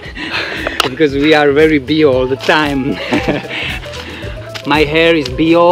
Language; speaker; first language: English; non-native, fluent; Slovak